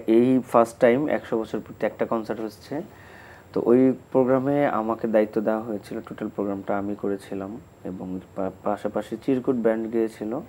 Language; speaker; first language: Bangla; native; Bangla